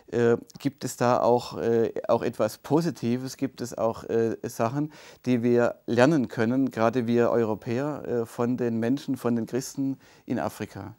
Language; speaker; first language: German; native; German